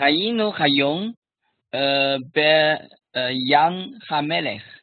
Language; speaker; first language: Hebrew; non-native, learner; German